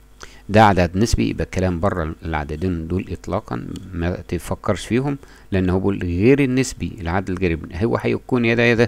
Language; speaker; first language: Arabic; native; Arabic